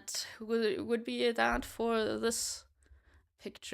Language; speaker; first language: English; non-native, fluent; German